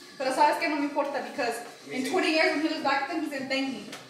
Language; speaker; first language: English; early bilingual, other home language; Spanish